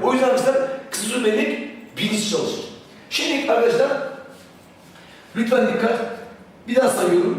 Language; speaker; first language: Turkish; native; Turkish